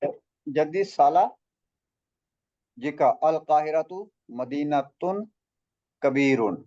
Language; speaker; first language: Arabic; non-native, fluent; Indonesian